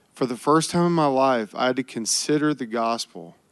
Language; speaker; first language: English; native; English